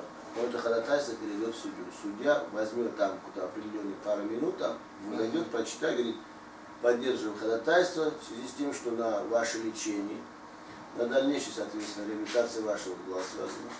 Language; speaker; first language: Russian; native; Russian